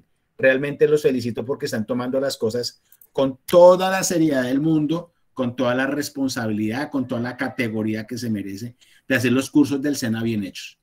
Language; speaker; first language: Spanish; native; Spanish